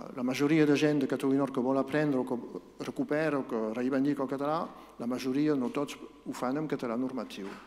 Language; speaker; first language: Catalan; non-native, local second language; French